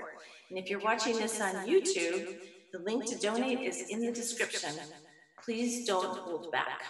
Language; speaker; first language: English; native; English